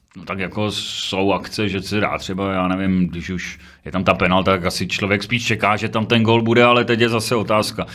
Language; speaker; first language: Czech; native; Czech